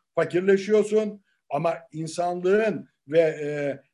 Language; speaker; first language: Turkish; native; Turkish